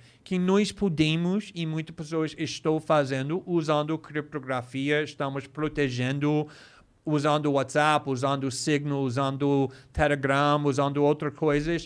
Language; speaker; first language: Portuguese; non-native, fluent; English